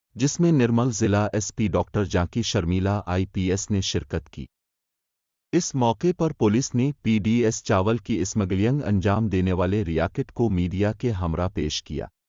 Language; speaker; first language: Urdu; native; Urdu